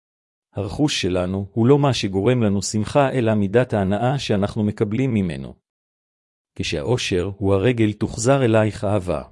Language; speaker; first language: Hebrew; native; Hebrew